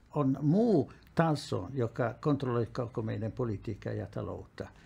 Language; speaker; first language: Finnish; non-native, fluent; Italian